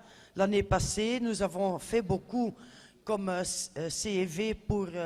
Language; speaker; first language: French; non-native, fluent; Dutch